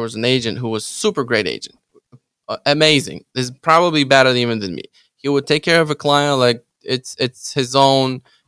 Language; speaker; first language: English; non-native, fluent; Ukrainian